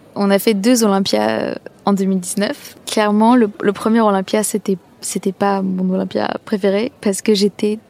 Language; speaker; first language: French; native; French